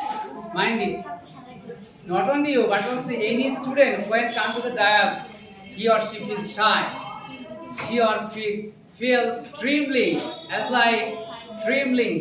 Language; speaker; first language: English; non-native, learner; Bangla